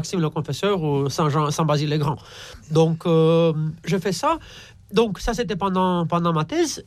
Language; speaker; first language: French; non-native, fluent; Romanian